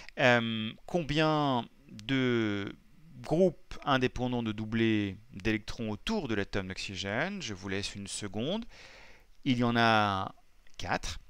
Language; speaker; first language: French; native; French